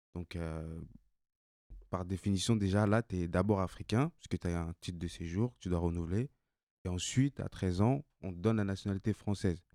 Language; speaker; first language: French; non-native, local second language; Bambara